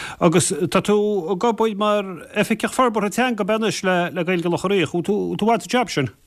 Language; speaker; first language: Irish; native; Irish